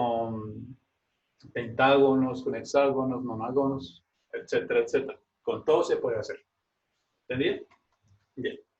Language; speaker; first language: Spanish; native; Spanish